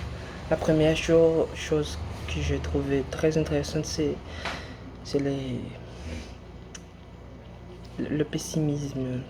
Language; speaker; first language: French; non-native, learner; Portuguese